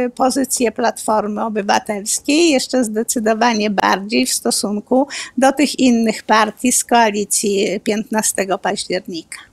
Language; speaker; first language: Polish; native; Polish